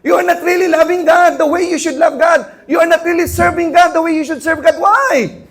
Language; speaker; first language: English; non-native, local second language; Filipino